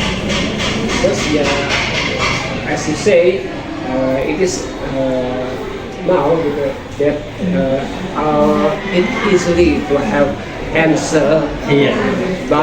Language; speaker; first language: English; non-native, learner; Indonesian